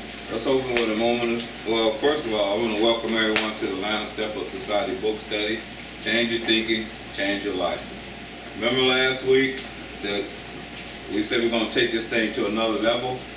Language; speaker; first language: English; native; English